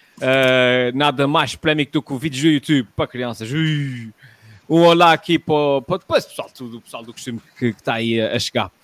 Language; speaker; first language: Portuguese; native; Portuguese